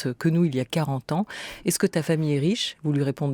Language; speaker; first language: French; native; French